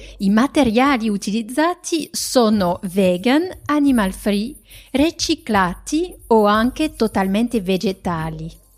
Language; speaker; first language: Italian; non-native, fluent; French